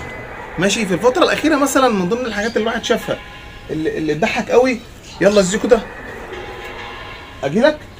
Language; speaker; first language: Arabic; native; Arabic